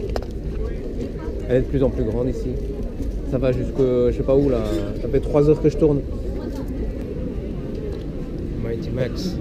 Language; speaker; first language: French; native; French